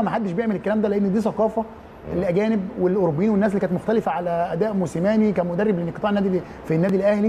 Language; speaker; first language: Arabic; native; Arabic